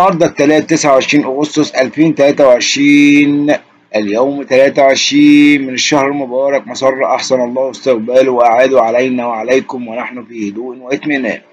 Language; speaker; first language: Arabic; native; Arabic